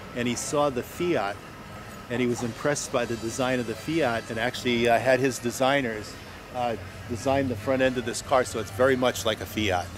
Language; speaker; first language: English; native; English